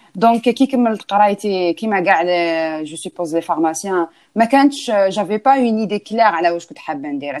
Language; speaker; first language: French; non-native, local second language; Arabic